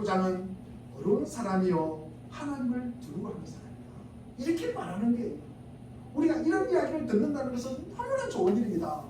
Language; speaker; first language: Korean; native; Korean